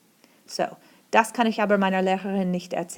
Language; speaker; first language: German; non-native, fluent; English